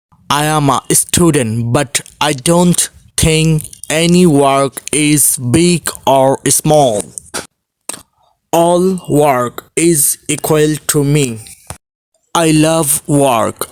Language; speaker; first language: English; non-native, local second language; Bangla